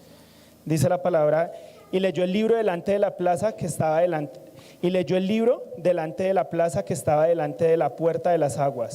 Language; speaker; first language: Spanish; native; Spanish